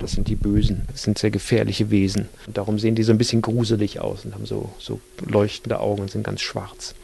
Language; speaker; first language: German; native; German